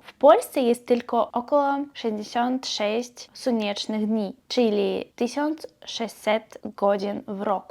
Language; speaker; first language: Polish; non-native, learner; Belarusian